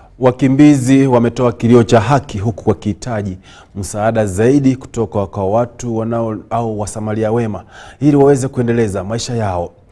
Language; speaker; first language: Swahili; non-native, local second language; Gusii